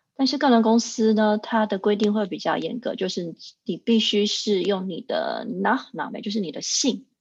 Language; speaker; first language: Chinese; native; Chinese